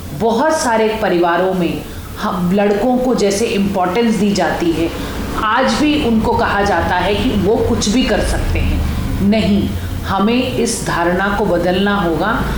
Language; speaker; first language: Hindi; native; Hindi